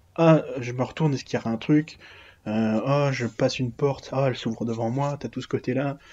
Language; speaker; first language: French; native; French